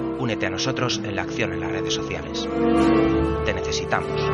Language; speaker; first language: Spanish; native; Spanish